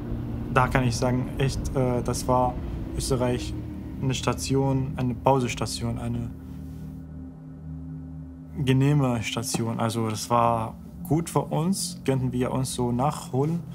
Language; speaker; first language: German; non-native, fluent; Arabic